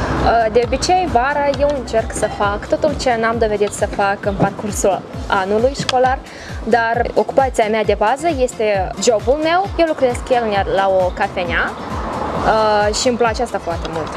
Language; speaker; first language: Romanian; native; Romanian